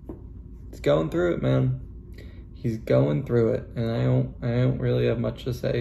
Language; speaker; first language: English; native; English